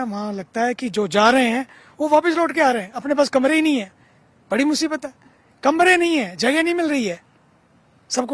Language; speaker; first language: Hindi; native; Hindi